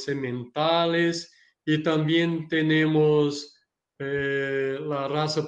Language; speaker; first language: Spanish; non-native, learner; Portuguese